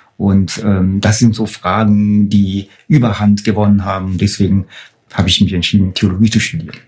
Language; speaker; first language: German; non-native, fluent; Chinese